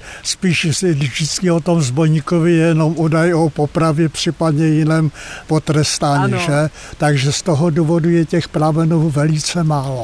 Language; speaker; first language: Czech; native; Czech